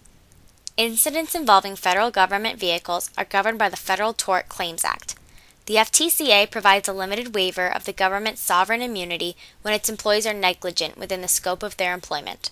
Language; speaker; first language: English; native; English